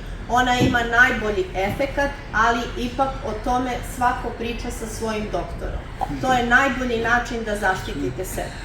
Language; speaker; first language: Bosnian; native; Bosnian